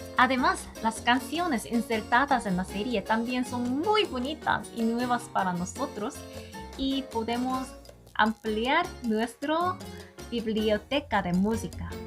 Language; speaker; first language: Spanish; non-native, learner; Korean